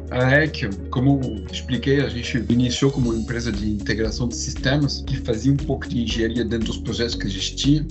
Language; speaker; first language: Portuguese; non-native, fluent; French